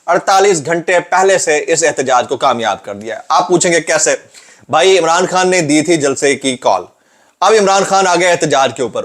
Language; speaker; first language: Urdu; native; Urdu